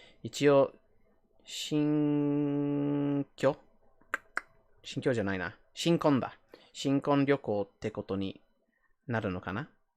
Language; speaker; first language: Japanese; non-native, fluent; English